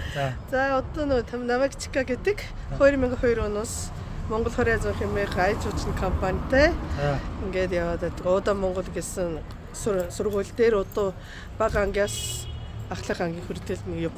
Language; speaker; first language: Mongolian; non-native, fluent; Japanese